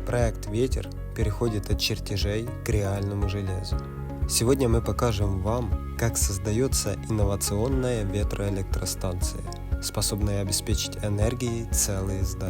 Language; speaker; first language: Russian; native; Russian